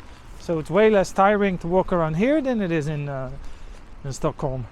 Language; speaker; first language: English; non-native, fluent; Dutch